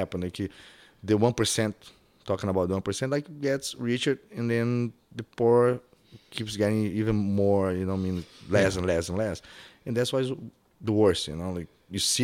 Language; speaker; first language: English; non-native, fluent; Portuguese